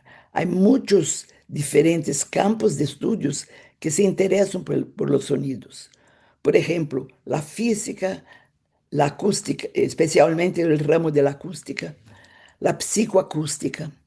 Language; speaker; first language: Spanish; non-native, fluent; Portuguese